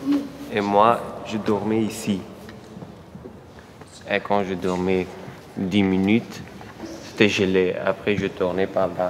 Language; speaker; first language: French; non-native, learner; Persian